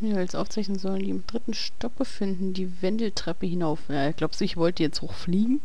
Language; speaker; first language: German; native; German